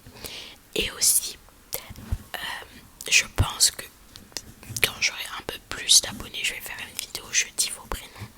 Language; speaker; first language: French; native; French